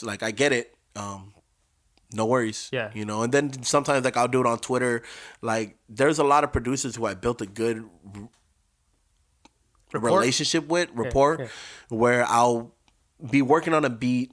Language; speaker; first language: English; native; English